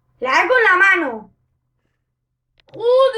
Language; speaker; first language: Spanish; native; Spanish